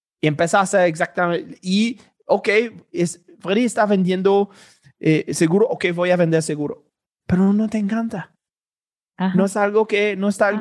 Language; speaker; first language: Spanish; non-native, fluent; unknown